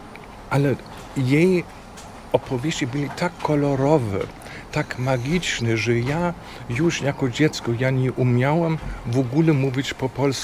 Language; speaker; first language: Polish; non-native, fluent; German